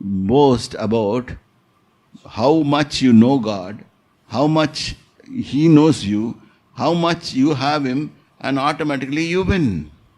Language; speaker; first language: English; non-native, local second language; Tamil